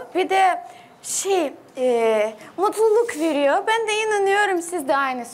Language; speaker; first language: Turkish; non-native, learner; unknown